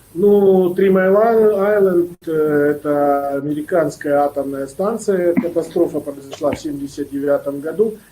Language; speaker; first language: Russian; native; Russian